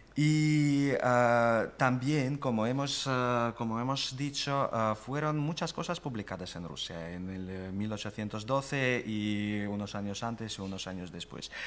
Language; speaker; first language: Spanish; non-native, fluent; Russian